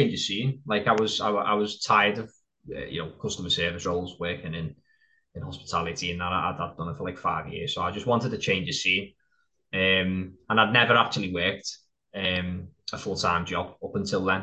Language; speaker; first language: English; native; English